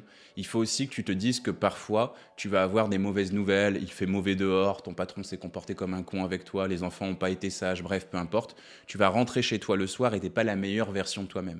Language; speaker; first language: French; native; French